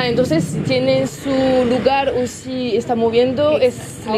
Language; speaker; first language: Spanish; non-native, learner; French